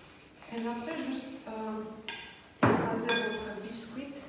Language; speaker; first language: French; non-native, learner; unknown